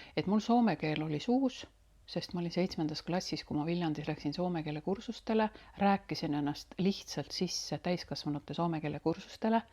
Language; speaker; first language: Estonian; native; Estonian